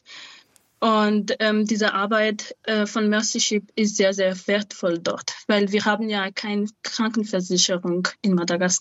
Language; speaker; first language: German; non-native, fluent; Malagasy